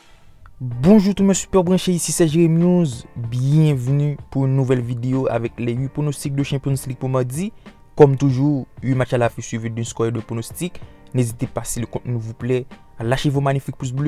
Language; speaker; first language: French; native; French